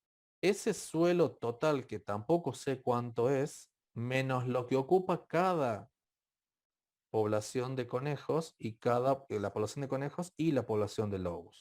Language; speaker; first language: Spanish; native; Spanish